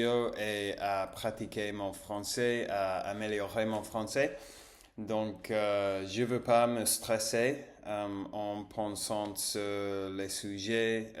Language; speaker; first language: French; non-native, learner; English